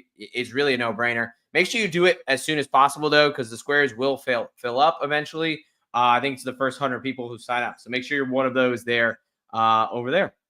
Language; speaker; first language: English; native; English